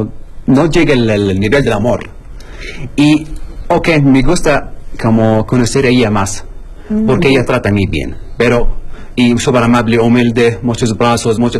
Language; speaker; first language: Spanish; non-native, learner; Arabic